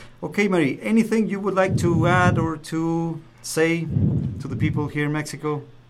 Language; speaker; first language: English; non-native, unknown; Spanish